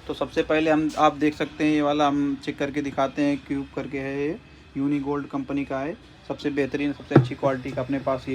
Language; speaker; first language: Hindi; native; Hindi